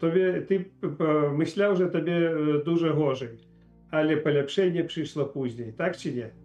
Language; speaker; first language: Polish; non-native, learner; Ukrainian